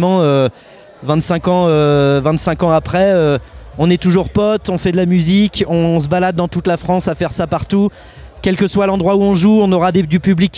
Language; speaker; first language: French; native; French